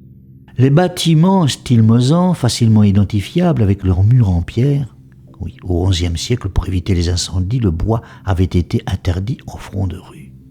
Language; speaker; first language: French; native; French